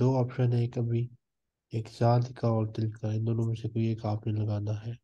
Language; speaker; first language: Urdu; native; Urdu